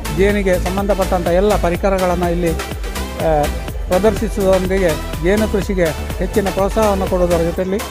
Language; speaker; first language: Kannada; native; Kannada